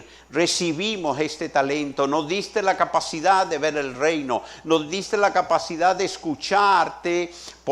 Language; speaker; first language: Spanish; native; Spanish